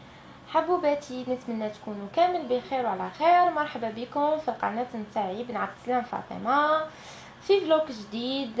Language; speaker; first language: Arabic; native; Arabic